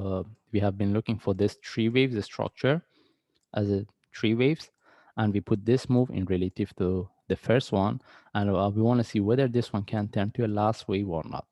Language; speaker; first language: English; non-native, fluent; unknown